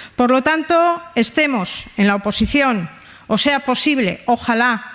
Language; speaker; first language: Spanish; native; Spanish